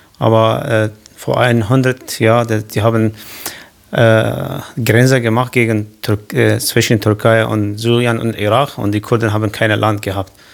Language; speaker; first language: German; non-native, learner; Kurdish